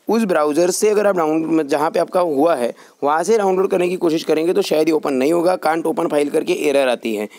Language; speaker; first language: Hindi; non-native, local second language; Marathi